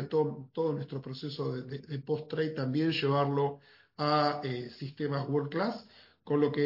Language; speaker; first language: Spanish; native; Spanish